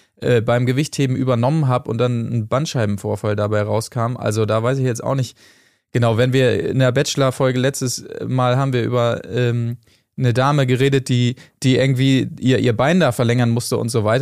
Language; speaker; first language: German; native; German